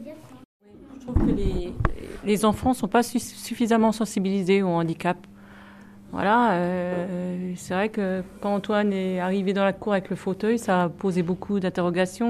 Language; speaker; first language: French; native; French